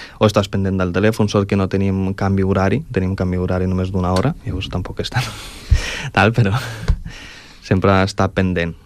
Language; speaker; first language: Catalan; early bilingual, other home language; Ukrainian